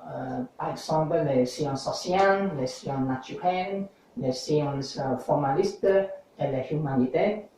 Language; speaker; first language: French; non-native, learner; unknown